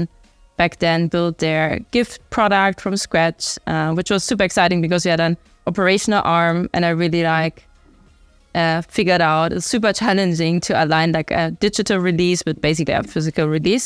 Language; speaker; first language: English; non-native, fluent; German